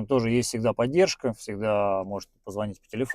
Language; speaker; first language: Russian; native; Russian